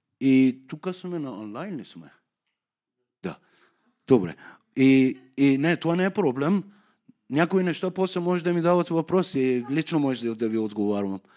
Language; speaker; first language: Bulgarian; non-native, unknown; Persian